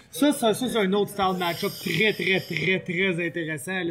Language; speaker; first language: French; native; French